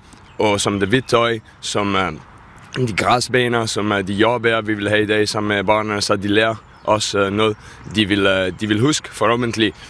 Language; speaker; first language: Danish; non-native, fluent; Italian